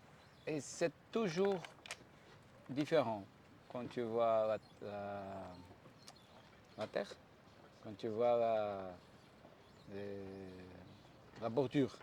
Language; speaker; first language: French; non-native, fluent; Portuguese